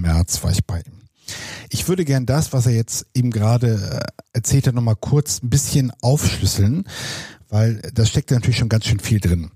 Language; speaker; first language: German; native; German